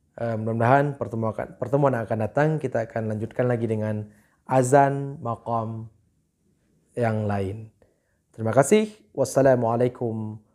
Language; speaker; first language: Indonesian; native; Indonesian